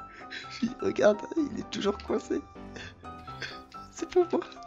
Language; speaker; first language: French; native; French